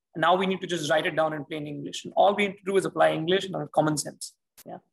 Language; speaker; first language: English; non-native, local second language; Hindi